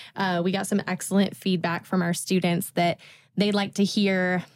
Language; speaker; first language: English; native; English